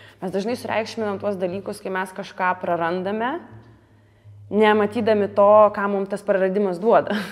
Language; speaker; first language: Lithuanian; early bilingual, other home language; Russian